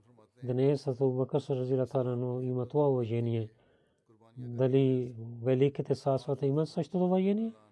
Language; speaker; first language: Bulgarian; non-native, learner; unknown